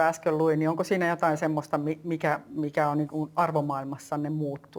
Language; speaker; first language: Finnish; native; Finnish